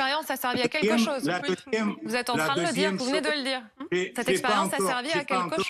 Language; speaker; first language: French; native; French